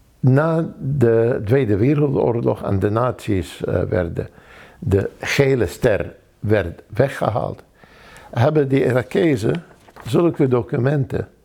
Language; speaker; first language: Dutch; non-native, fluent; Arabic